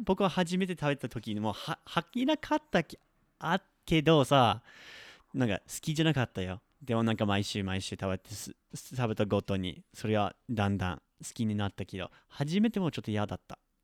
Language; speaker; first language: Japanese; non-native, fluent; English